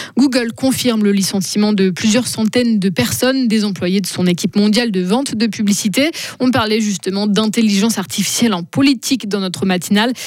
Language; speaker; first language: French; native; French